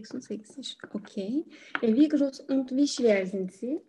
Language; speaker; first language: German; non-native, learner; Turkish